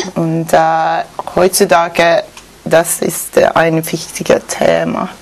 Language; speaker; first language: German; non-native, learner; Finnish